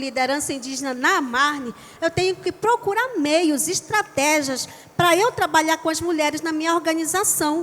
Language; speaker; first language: Portuguese; non-native, local second language; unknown